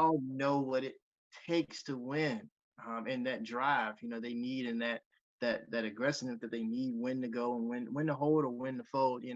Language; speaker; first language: English; native; English